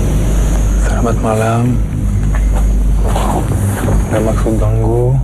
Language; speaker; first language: Indonesian; non-native, fluent; English